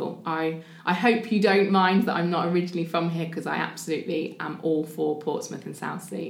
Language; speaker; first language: English; native; English